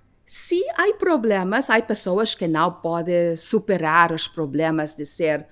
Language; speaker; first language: Portuguese; non-native, fluent; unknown